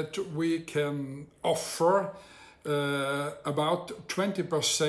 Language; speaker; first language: English; non-native, learner; Italian